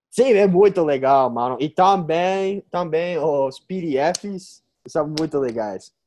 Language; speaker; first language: Portuguese; non-native, learner; English